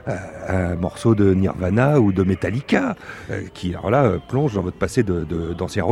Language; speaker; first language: French; native; French